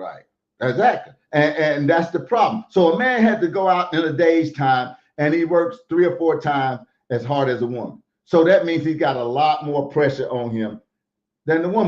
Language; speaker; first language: English; native; English